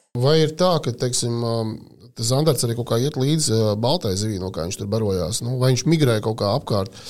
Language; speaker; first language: Latvian; native; Latvian